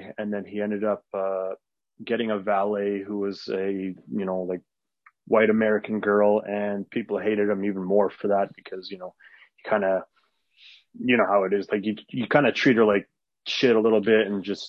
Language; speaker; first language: English; non-native, fluent; Arabic